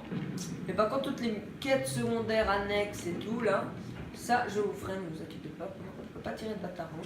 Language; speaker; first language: French; native; French